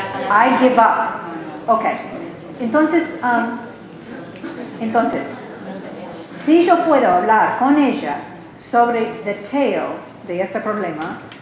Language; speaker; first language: Spanish; non-native, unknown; English